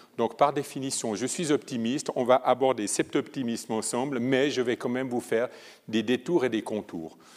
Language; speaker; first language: French; early bilingual, other home language; Italian